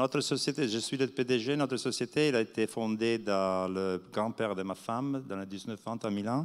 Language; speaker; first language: French; non-native, fluent; Italian